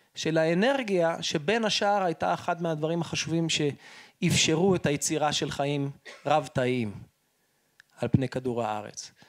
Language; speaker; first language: Hebrew; early bilingual, heritage; Hebrew